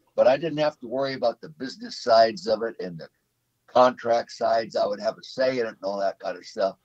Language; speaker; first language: English; native; English